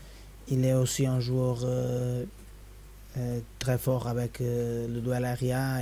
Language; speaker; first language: French; non-native, fluent; Spanish